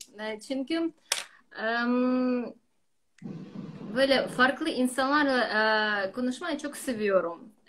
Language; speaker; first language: Turkish; non-native, learner; Russian